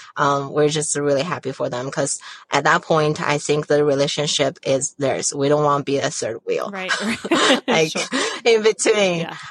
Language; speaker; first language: English; non-native, fluent; Chinese